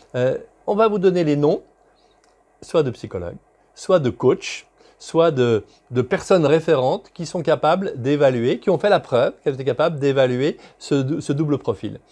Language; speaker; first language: French; native; French